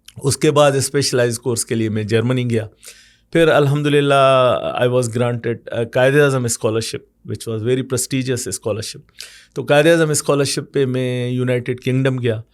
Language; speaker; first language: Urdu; non-native, local second language; Sindhi